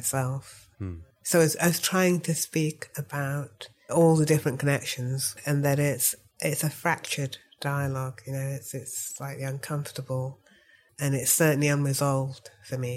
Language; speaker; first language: English; native; English